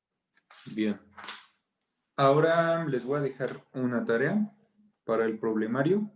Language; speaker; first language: Spanish; native; Spanish